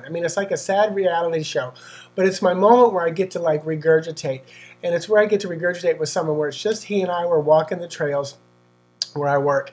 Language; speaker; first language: English; native; English